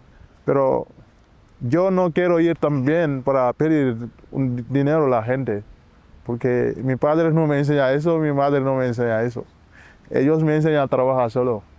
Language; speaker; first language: Spanish; non-native, learner; Wolof